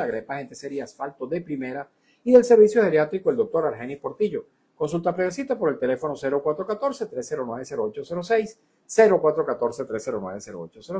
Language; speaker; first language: Spanish; native; Spanish